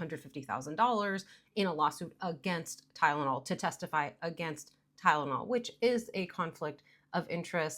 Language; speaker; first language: English; native; English